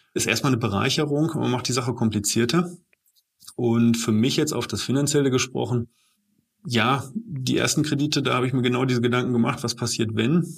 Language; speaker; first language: German; native; German